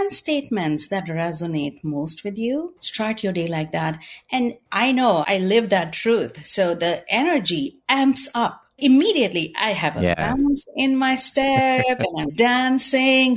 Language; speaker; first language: English; non-native, local second language; Hindi